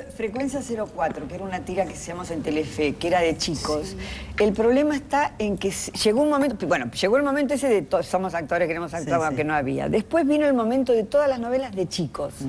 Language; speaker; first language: Spanish; native; Spanish